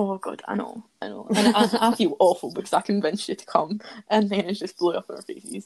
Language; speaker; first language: English; native; English